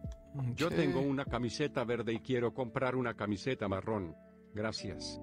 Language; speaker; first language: Spanish; non-native, learner; English